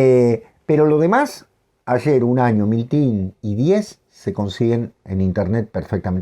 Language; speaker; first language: Spanish; native; Spanish